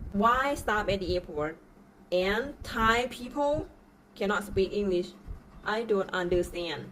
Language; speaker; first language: English; non-native, learner; Thai